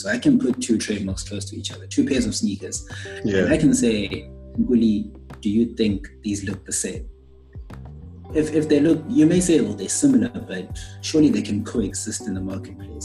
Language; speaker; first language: English; non-native, local second language; North Ndebele